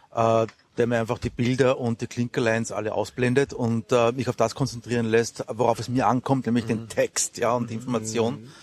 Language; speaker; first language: German; native; German